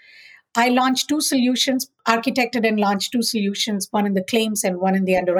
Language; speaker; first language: English; non-native, local second language; Tamil